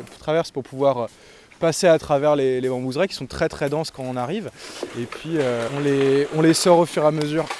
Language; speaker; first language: French; native; French